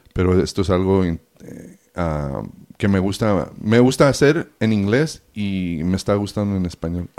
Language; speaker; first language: Spanish; early bilingual, heritage; Spanish